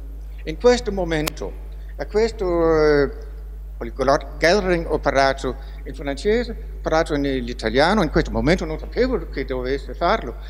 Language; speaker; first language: Italian; non-native, fluent; Danish